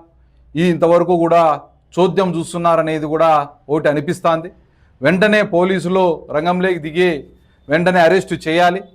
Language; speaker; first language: Telugu; native; Telugu